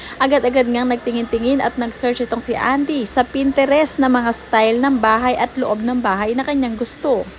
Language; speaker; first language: Filipino; native; Filipino